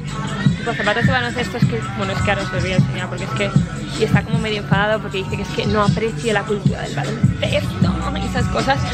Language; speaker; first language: Spanish; native; Spanish